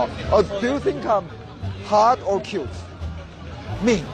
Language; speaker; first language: English; non-native, fluent; Korean